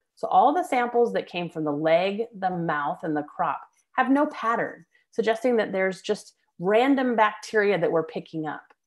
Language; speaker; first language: English; native; English